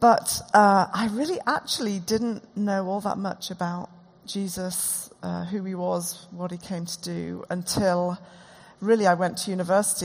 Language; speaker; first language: English; native; English